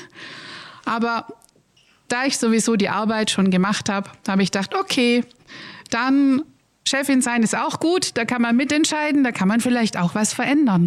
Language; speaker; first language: German; native; German